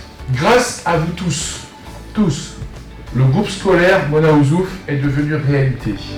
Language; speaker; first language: French; native; French